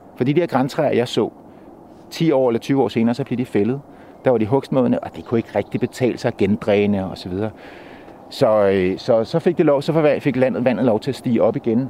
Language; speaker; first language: Danish; native; Danish